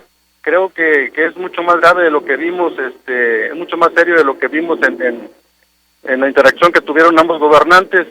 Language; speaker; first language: Spanish; native; Spanish